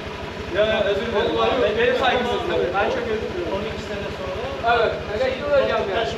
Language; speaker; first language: Turkish; native; Turkish